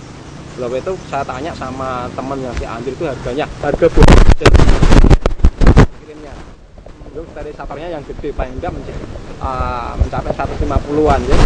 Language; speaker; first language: Indonesian; non-native, local second language; Javanese